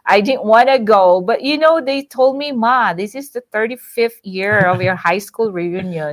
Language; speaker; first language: English; non-native, local second language; Iloko